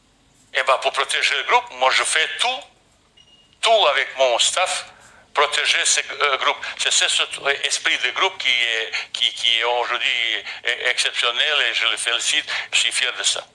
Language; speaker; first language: French; non-native, fluent; Bosnian